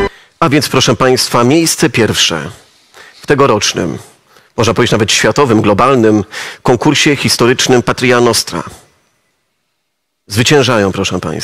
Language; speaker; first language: Polish; native; Polish